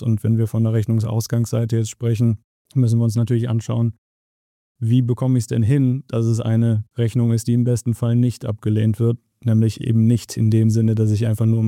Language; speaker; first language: German; native; German